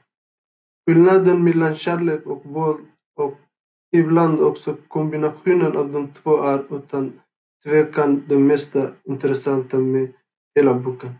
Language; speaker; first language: Swedish; non-native, learner; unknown